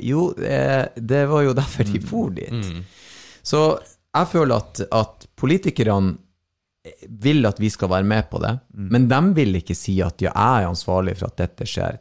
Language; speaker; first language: Norwegian; native; Norwegian